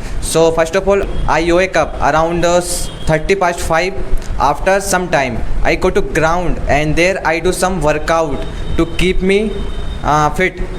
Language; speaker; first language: English; non-native, learner; Hindi